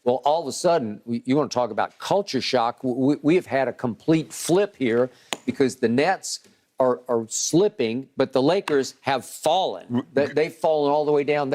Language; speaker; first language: English; native; English